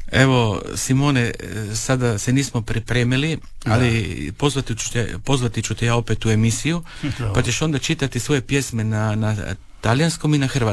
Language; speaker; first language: Serbian; native; Serbian